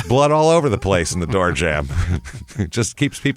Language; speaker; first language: English; native; English